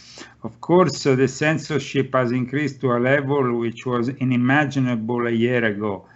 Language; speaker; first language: English; non-native, fluent; Italian